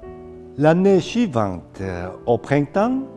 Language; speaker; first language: French; non-native, fluent; Korean